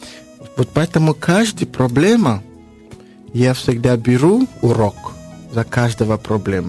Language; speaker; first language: Russian; non-native, learner; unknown